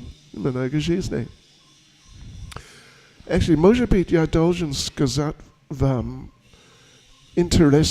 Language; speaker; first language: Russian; non-native, learner; English